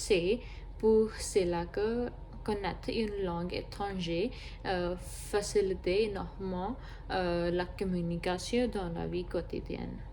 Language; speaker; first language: French; non-native, learner; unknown